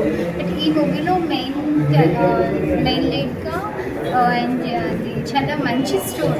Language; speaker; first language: Telugu; non-native, learner; Hindi